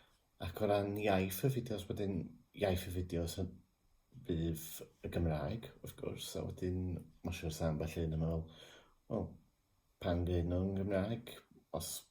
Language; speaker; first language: Welsh; non-native, local second language; English